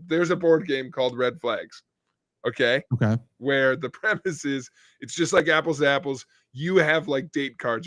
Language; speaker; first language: English; native; English